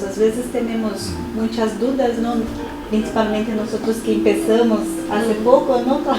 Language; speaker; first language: Spanish; non-native, fluent; Portuguese